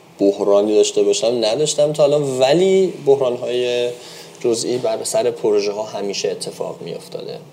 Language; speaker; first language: Persian; native; Persian